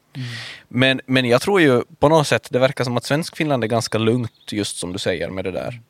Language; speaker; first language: Swedish; native; Swedish